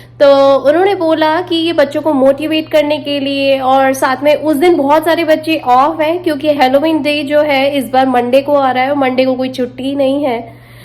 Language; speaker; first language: Hindi; native; Hindi